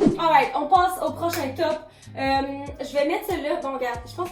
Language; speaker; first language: French; native; French